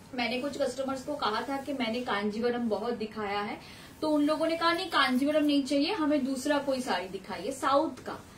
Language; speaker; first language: Hindi; non-native, local second language; Bangla